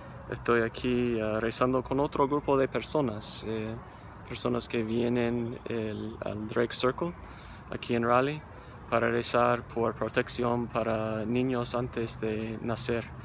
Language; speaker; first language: Spanish; non-native, fluent; English